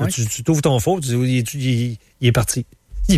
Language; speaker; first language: French; native; French